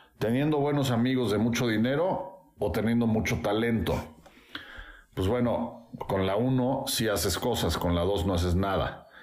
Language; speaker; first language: Spanish; native; Spanish